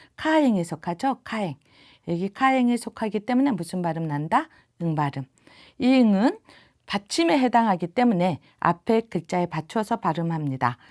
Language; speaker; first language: Korean; native; Korean